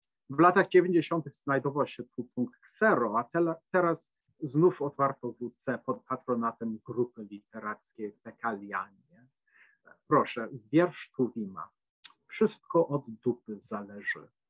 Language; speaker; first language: Polish; non-native, fluent; English